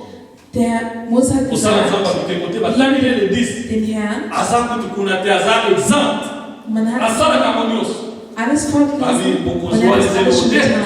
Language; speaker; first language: German; non-native, fluent; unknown